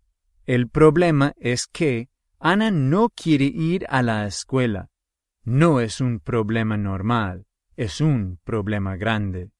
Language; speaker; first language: Spanish; non-native, fluent; English